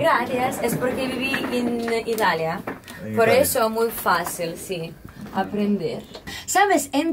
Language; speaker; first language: Spanish; non-native, learner; Russian